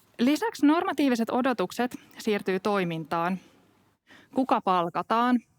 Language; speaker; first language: Finnish; native; Finnish